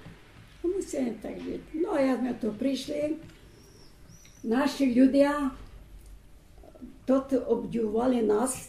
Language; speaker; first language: Slovak; early bilingual, heritage; Slovak